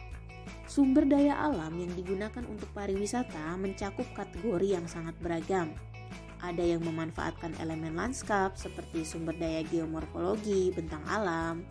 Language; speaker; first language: Indonesian; native; Indonesian